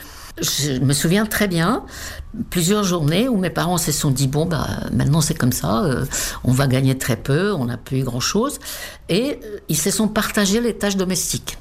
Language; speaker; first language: French; non-native, fluent; Czech